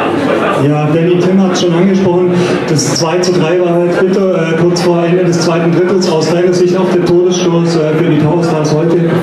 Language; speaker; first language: German; native; German